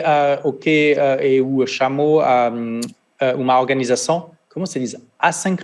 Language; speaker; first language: Portuguese; non-native, learner; French